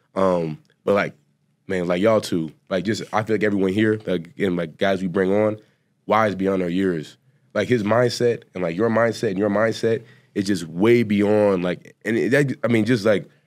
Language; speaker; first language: English; native; English